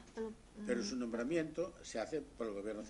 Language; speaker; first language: Spanish; native; Spanish